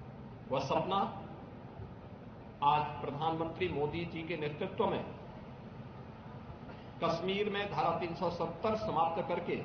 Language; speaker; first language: Hindi; native; Hindi